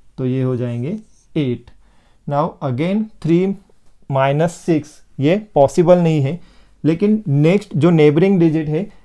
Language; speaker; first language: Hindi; non-native, local second language; Marathi